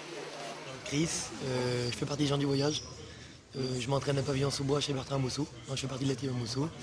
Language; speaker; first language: French; native; French